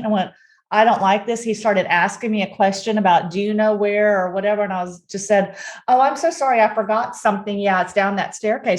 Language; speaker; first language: English; native; English